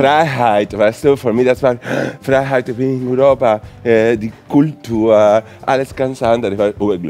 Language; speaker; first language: German; non-native, fluent; Spanish